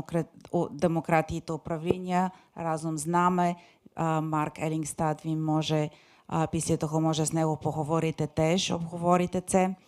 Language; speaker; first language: Ukrainian; non-native, fluent; English